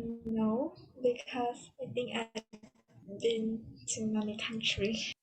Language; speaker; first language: English; non-native, learner; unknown